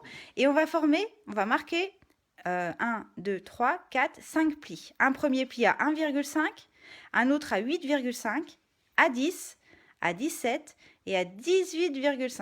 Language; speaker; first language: French; native; French